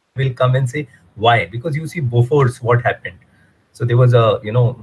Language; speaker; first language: English; non-native, local second language; Hindi